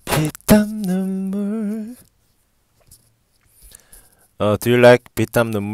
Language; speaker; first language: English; non-native, learner; Korean